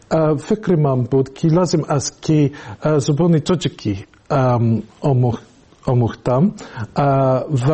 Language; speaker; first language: Tajik; non-native, learner; English